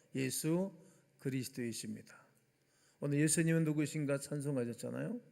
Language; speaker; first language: Korean; native; Korean